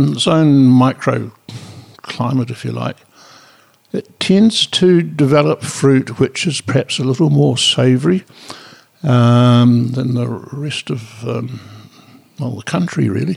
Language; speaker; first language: English; native; English